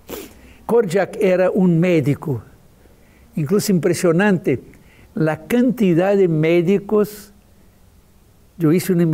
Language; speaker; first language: Spanish; non-native, fluent; Portuguese